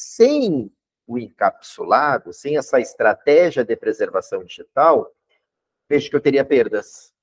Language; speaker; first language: Portuguese; native; Portuguese